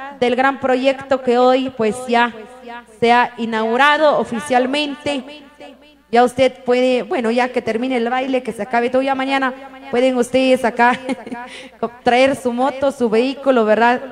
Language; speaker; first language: Spanish; native; Spanish